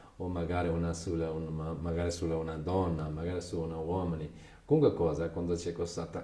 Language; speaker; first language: Italian; non-native, learner; Chinese